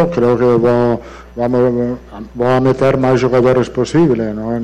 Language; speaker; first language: Portuguese; non-native, fluent; Italian